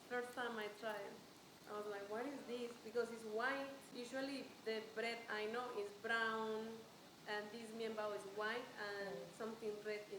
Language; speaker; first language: English; non-native, fluent; Spanish